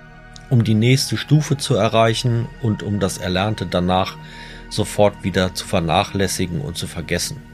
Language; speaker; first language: German; native; German